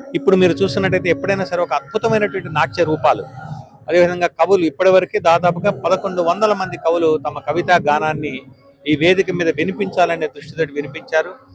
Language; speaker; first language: Telugu; native; Telugu